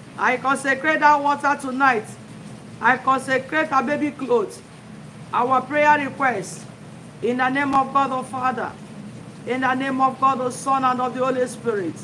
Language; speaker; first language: English; non-native, local second language; Igbo